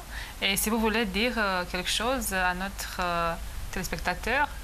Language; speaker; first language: French; non-native, fluent; Romanian